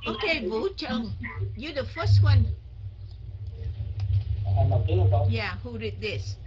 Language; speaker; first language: English; non-native, fluent; Vietnamese